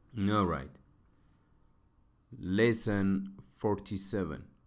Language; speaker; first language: English; non-native, local second language; Amharic